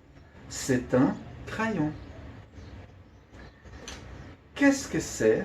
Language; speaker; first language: French; non-native, fluent; Portuguese